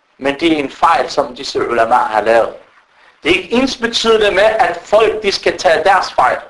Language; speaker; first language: Danish; early bilingual, other home language; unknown